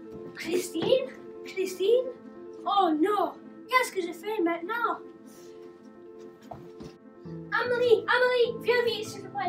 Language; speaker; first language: French; non-native, learner; English